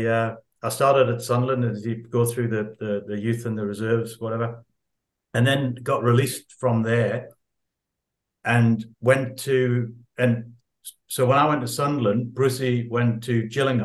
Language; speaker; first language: English; native; English